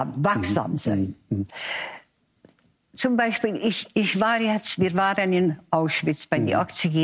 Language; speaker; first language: German; non-native, fluent; Hungarian